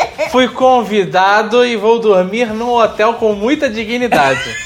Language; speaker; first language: Portuguese; native; Portuguese